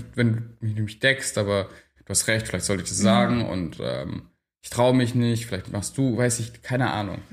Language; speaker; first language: German; early bilingual, other home language; Turkish